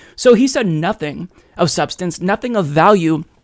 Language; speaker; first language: English; native; English